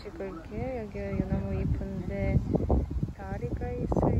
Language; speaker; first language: Korean; non-native, learner; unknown